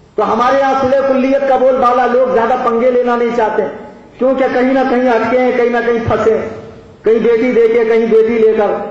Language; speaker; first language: Urdu; native; Urdu